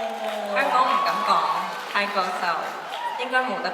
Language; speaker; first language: Cantonese; early bilingual, heritage; Cantonese